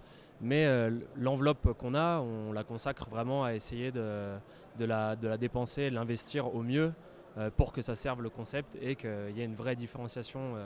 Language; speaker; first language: French; native; French